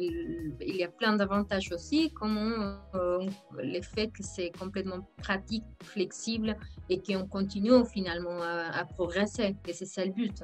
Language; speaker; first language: French; non-native, fluent; Spanish